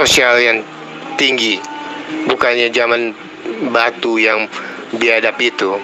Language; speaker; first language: Indonesian; native; Indonesian